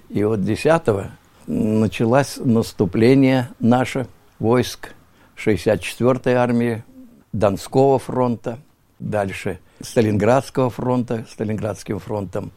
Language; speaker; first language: Russian; native; Russian